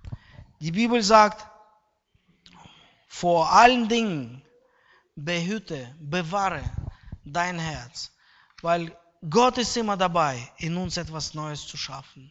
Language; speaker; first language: German; non-native, fluent; Russian